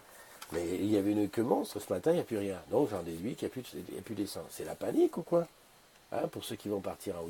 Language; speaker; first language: French; native; French